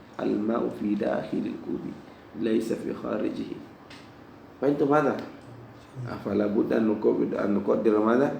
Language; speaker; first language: Arabic; non-native, fluent; Indonesian